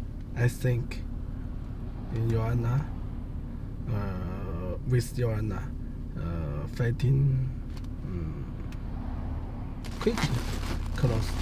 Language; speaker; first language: English; non-native, learner; Chinese